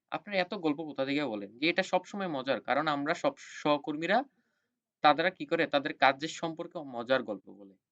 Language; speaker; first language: Bangla; native; Bangla